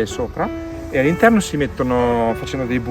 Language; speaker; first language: Italian; native; Italian